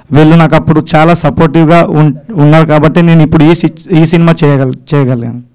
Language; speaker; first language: Telugu; native; Telugu